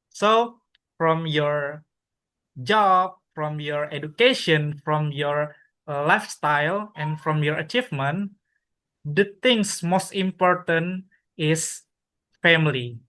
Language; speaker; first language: English; non-native, learner; Indonesian